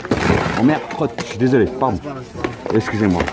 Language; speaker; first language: French; native; French